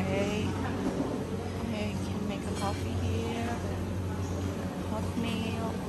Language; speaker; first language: English; non-native, learner; Indonesian